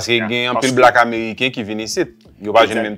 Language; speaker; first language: French; non-native, local second language; Haitian Creole